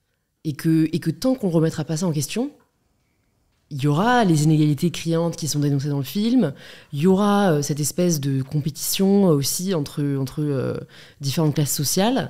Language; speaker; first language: French; native; French